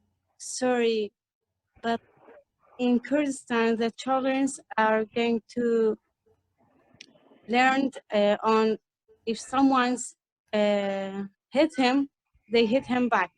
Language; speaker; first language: English; non-native, learner; Central Kurdish